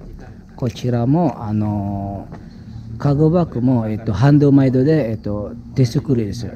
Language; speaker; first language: Japanese; non-native, fluent; Indonesian